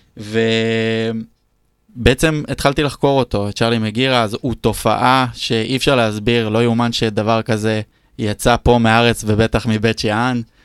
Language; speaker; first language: Hebrew; native; Hebrew